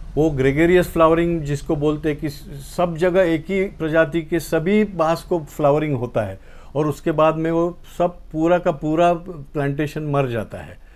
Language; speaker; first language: Hindi; non-native, local second language; Marathi